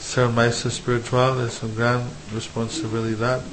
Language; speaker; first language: Spanish; non-native, fluent; English